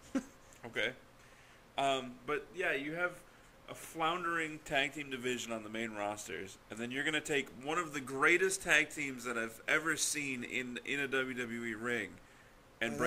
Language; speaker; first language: English; native; English